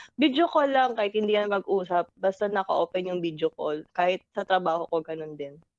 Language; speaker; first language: Filipino; native; Filipino